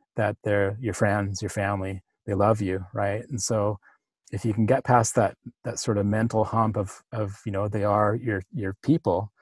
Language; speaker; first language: English; native; English